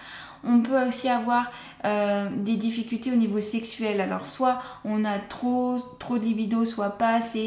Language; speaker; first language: French; native; French